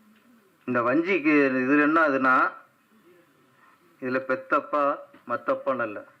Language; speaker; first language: Tamil; native; Tamil